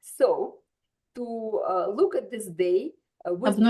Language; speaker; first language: English; non-native, fluent; Russian